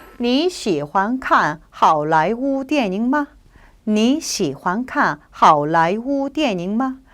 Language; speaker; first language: Chinese; non-native, fluent; Korean